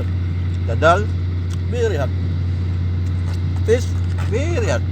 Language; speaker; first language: English; non-native, learner; Filipino